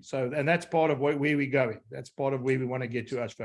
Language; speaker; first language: English; native; English